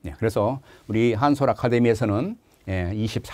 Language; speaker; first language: Korean; native; Korean